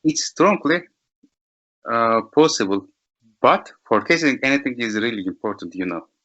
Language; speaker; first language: English; non-native, learner; Turkish